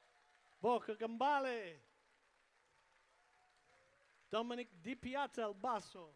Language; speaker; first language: Italian; early bilingual, heritage; English